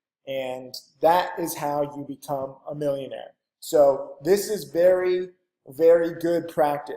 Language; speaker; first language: English; native; English